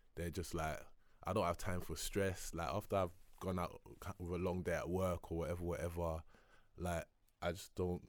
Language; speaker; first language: English; native; English